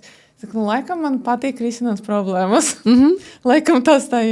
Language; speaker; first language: Latvian; non-native, local second language; Russian